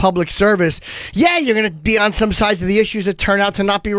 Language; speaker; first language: English; native; English